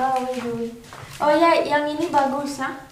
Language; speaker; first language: Indonesian; non-native, learner; French